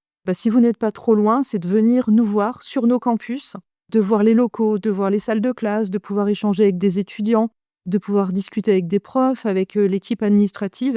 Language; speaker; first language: French; native; French